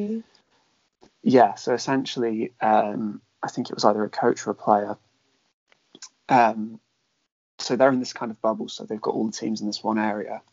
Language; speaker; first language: English; native; English